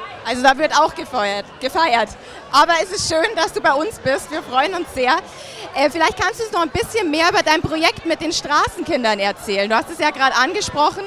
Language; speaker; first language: German; native; German